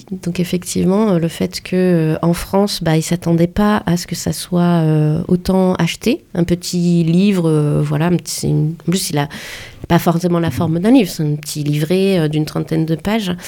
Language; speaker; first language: French; native; French